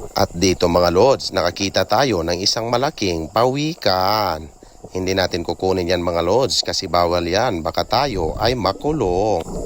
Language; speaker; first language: Filipino; non-native, local second language; Cebuano